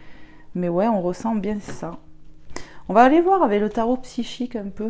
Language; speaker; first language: French; native; French